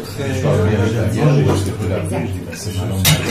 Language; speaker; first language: French; non-native, fluent; Italian